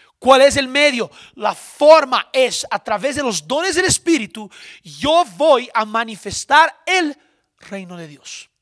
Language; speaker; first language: Spanish; non-native, fluent; Portuguese